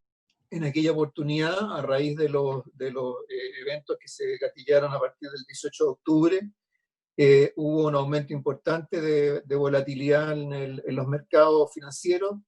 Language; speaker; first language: Spanish; native; Spanish